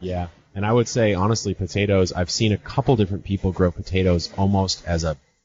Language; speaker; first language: English; native; English